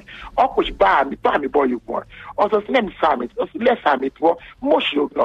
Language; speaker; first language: Hungarian; non-native, learner; Yoruba